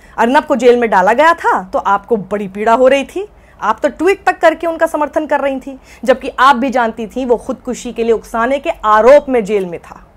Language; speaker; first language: Hindi; native; Hindi